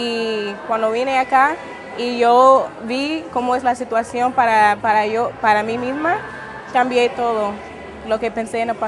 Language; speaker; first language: Spanish; non-native, fluent; English